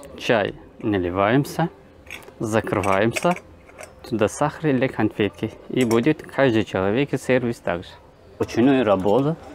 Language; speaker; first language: Russian; non-native, learner; Turkish